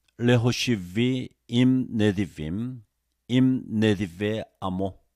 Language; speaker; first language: Hebrew; non-native, fluent; Korean